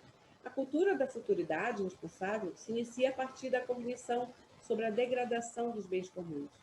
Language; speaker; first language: Portuguese; native; Portuguese